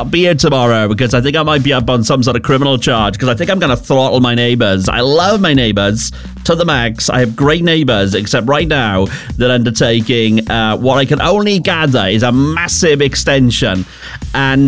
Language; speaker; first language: English; native; English